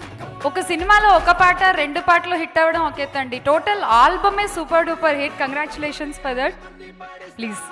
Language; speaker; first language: Telugu; native; Telugu